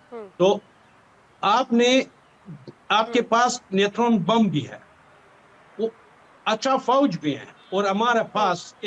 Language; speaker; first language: Hindi; non-native, learner; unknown